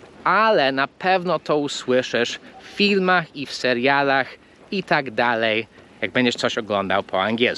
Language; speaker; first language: Polish; non-native, fluent; English